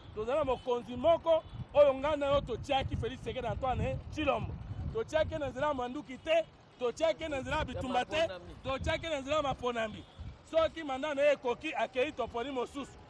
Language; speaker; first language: Lingala; non-native, local second language; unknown